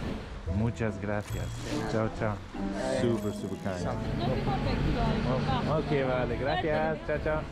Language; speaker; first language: Spanish; non-native, learner; German